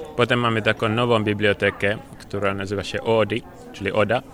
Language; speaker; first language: Polish; non-native, fluent; Finnish